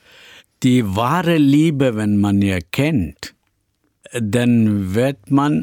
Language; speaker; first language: German; non-native, learner; Tamil